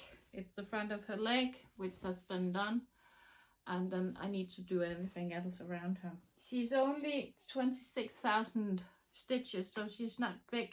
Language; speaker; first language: English; non-native, fluent; Danish